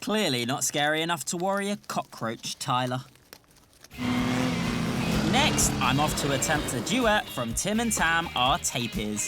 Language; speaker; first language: English; native; English